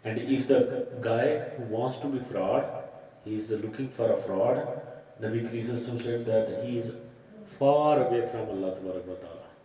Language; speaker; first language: English; non-native, learner; Punjabi